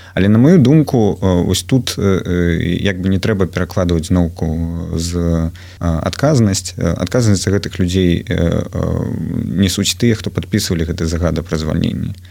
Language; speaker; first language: Belarusian; non-native, local second language; Russian